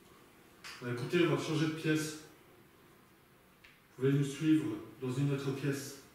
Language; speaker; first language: French; native; French